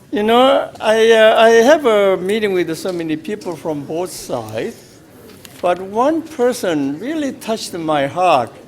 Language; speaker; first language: English; non-native, fluent; Korean